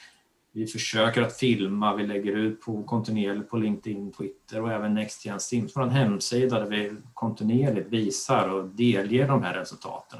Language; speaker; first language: Swedish; native; Swedish